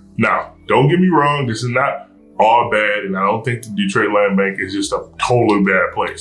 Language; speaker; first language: English; native; English